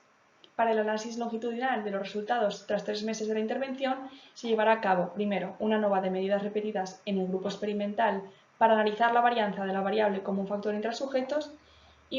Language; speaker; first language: Spanish; native; Spanish